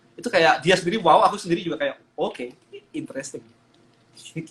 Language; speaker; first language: Indonesian; native; Indonesian